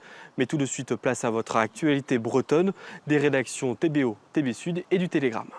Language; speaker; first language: French; native; French